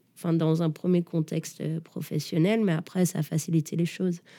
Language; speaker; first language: French; early bilingual, other home language; Danish